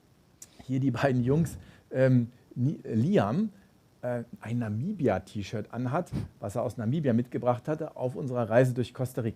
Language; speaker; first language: German; native; German